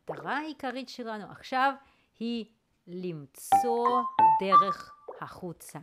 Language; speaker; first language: Hebrew; native; Hebrew